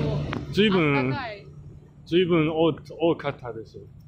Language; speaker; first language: Japanese; non-native, learner; English